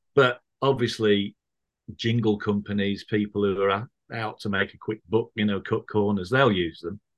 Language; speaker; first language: English; native; English